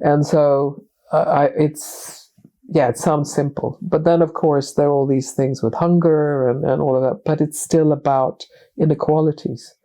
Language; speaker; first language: English; non-native, fluent; Swedish